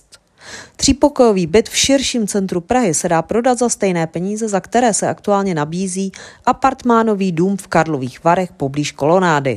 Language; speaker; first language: Czech; native; Czech